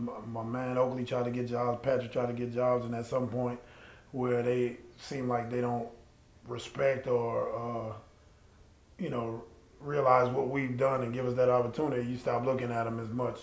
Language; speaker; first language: English; native; English